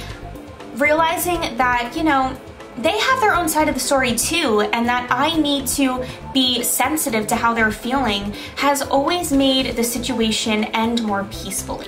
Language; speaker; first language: English; native; English